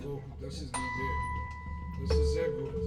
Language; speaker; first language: German; non-native, fluent; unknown